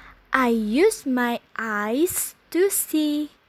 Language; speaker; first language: English; non-native, fluent; Indonesian